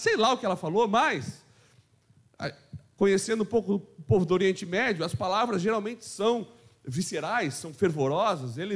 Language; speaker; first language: Portuguese; native; Portuguese